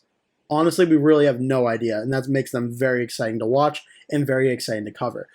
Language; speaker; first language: English; native; English